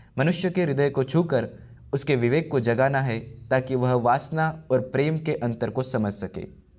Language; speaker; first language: Hindi; non-native, local second language; Marathi